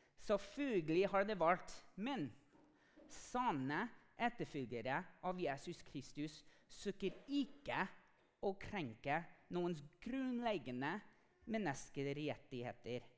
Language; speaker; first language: Norwegian; non-native, fluent; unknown